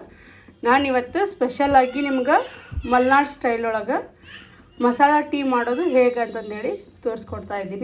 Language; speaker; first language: Kannada; native; Kannada